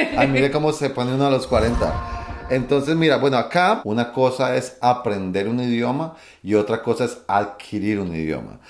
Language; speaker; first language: Spanish; native; Spanish